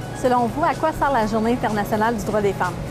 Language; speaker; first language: French; native; French